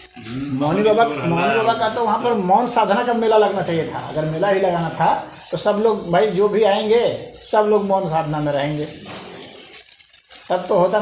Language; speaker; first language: Hindi; native; Hindi